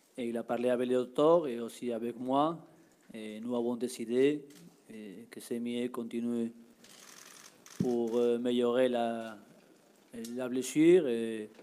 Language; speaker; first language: French; non-native, learner; Spanish